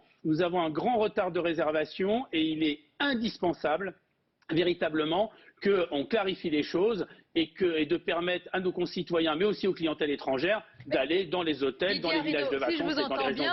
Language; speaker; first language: French; native; French